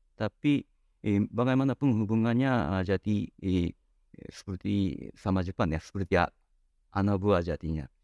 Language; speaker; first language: Indonesian; non-native, fluent; Japanese